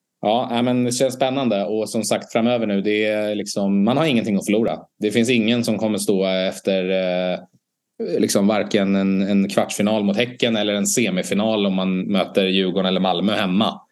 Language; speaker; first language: Swedish; native; Swedish